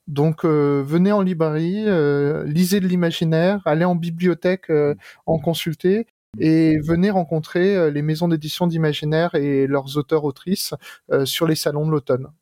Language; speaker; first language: French; native; French